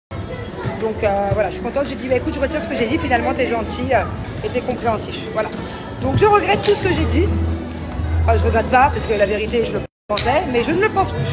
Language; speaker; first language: French; native; French